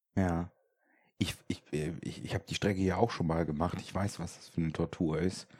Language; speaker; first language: German; native; German